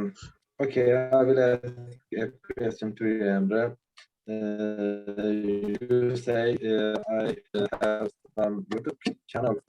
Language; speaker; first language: English; non-native, learner; Turkish